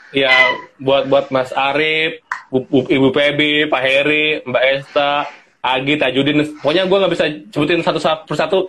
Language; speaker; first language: Indonesian; non-native, local second language; Sundanese